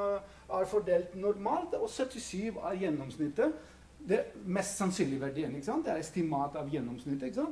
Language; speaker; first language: Norwegian; non-native, fluent; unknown